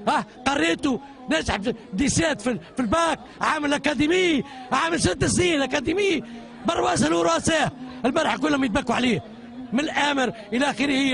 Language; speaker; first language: Arabic; native; Arabic